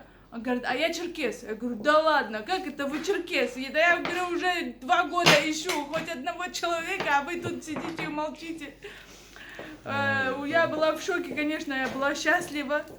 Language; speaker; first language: Russian; native; Russian